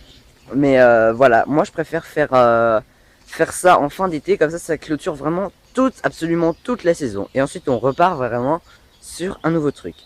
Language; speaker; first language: French; native; French